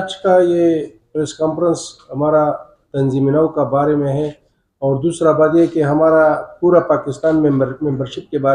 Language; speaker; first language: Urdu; non-native, local second language; Pashto